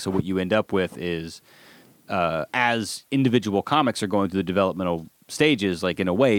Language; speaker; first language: English; native; English